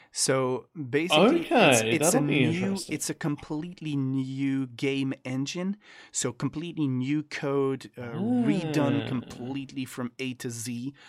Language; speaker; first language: English; non-native, fluent; French